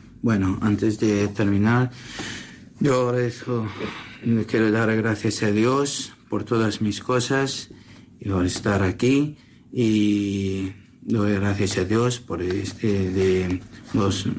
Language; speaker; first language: Spanish; non-native, learner; Assyrian Neo-Aramaic